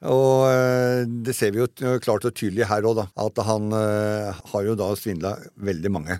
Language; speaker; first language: Norwegian; native; Norwegian